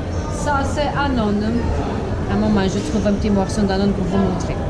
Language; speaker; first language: French; non-native, learner; Portuguese